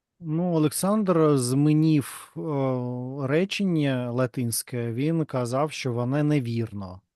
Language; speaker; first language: Ukrainian; non-native, learner; Russian